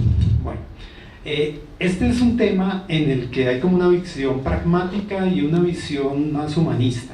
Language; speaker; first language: Spanish; native; Spanish